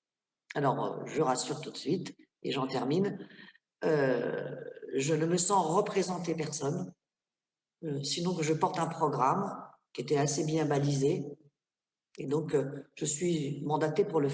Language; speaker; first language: French; native; French